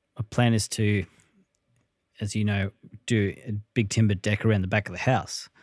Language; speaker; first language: English; native; English